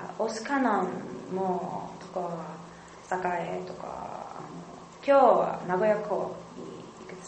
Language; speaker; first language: Japanese; non-native, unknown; English